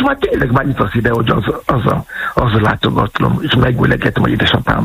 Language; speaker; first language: Hungarian; non-native, learner; Yoruba